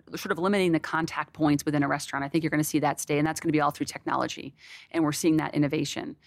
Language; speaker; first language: English; native; English